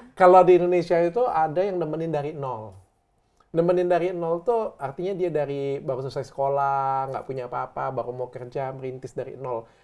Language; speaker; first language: Indonesian; native; Indonesian